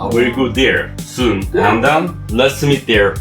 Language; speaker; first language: English; non-native, learner; Korean